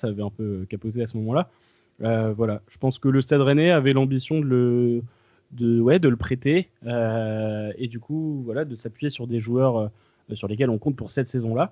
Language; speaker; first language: French; native; French